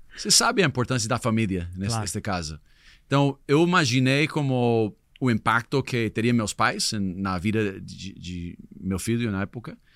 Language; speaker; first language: Portuguese; non-native, fluent; English